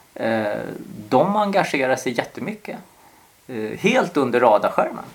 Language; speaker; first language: Swedish; early bilingual, other home language; Korean